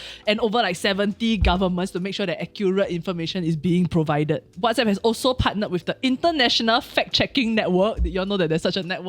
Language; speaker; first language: English; native; English